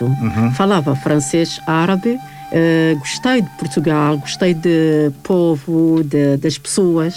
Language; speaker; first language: Portuguese; non-native, fluent; Arabic